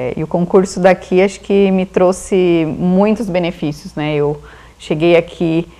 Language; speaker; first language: Portuguese; native; Portuguese